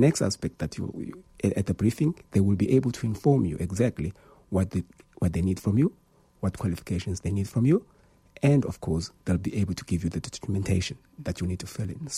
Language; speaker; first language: English; non-native, local second language; Xhosa